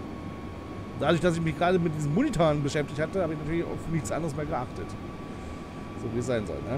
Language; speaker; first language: German; native; German